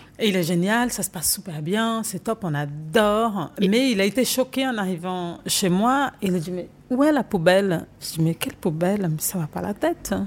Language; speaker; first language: French; non-native, fluent; Portuguese